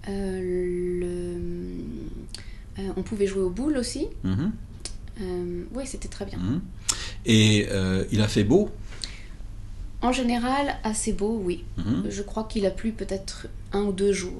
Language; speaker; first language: French; non-native, fluent; English